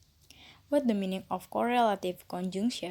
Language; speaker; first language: English; non-native, learner; Indonesian